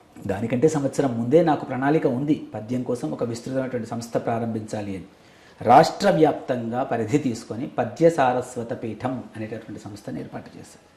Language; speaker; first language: Telugu; native; Telugu